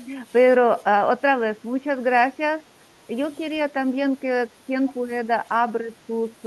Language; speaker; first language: Spanish; non-native, learner; Russian